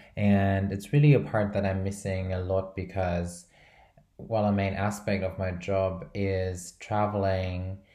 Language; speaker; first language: English; non-native, fluent; Portuguese